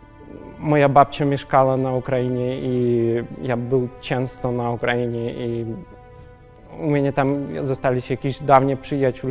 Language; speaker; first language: Polish; non-native, learner; Russian